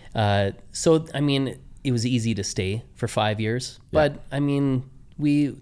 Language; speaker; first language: English; native; English